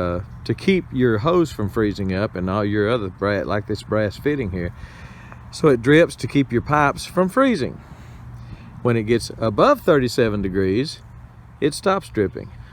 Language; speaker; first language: English; native; English